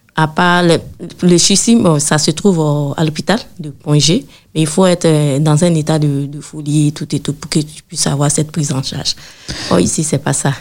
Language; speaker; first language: French; non-native, local second language; Bambara